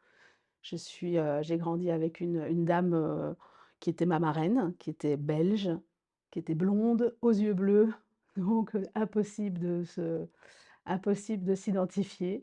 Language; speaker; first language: French; early bilingual, other home language; Rundi